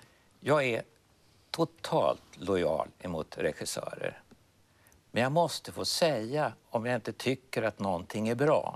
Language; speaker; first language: Swedish; native; Swedish